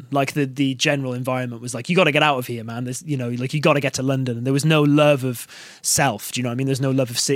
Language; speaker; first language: English; native; English